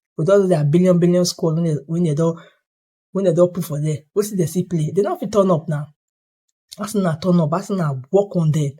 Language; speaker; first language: Nigerian Pidgin; native; Nigerian Pidgin